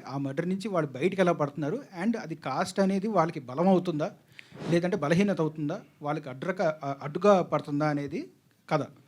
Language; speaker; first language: Telugu; native; Telugu